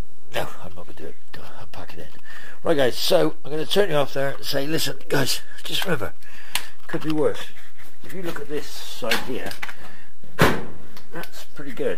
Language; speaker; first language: English; native; English